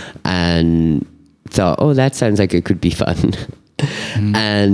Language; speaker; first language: English; native; English